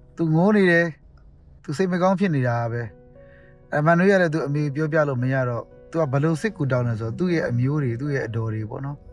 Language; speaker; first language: Burmese; native; Burmese